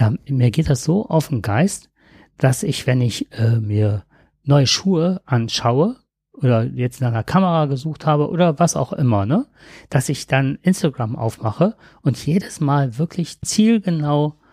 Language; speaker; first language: German; native; German